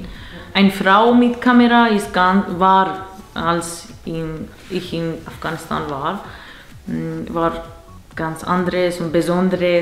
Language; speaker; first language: German; non-native, learner; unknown